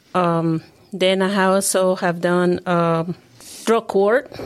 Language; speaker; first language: English; non-native, fluent; Spanish